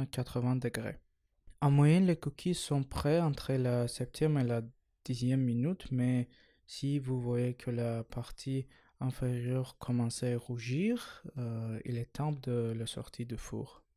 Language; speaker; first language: French; non-native, learner; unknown